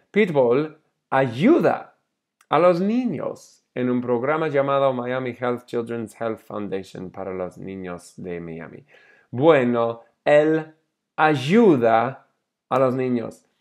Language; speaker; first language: Spanish; non-native, fluent; English